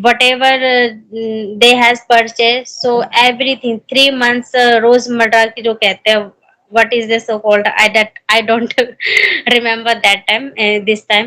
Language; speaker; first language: English; non-native, learner; Hindi